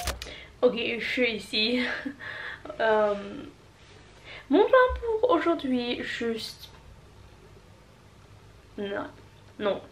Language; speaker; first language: French; non-native, learner; Norwegian